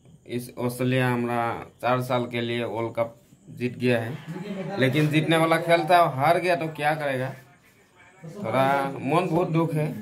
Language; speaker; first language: Hindi; non-native, local second language; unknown